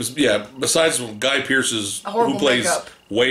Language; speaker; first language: English; native; English